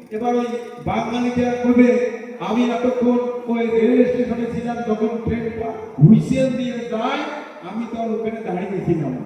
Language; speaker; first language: Bangla; non-native, local second language; Rangpuri